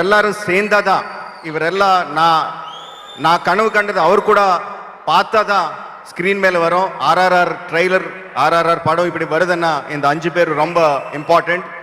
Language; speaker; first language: Tamil; non-native, local second language; Telugu